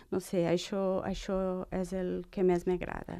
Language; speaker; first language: Catalan; non-native, learner; Portuguese